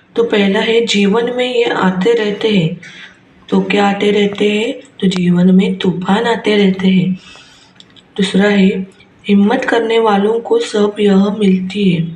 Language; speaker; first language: Hindi; non-native, local second language; Marathi